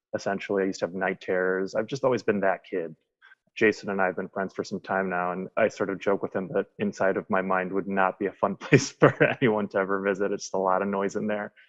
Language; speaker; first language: English; native; English